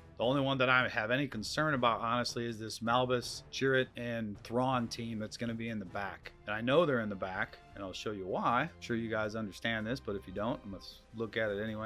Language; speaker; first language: English; native; English